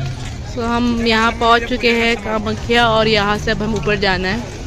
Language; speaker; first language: Hindi; native; Hindi